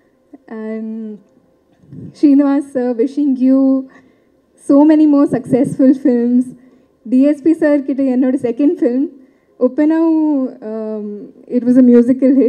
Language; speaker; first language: Tamil; non-native, learner; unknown